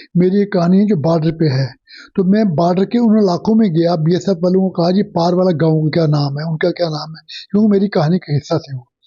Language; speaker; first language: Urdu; non-native, local second language; Punjabi